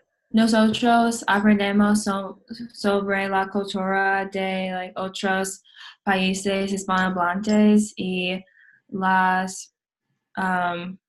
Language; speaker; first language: Spanish; non-native, learner; English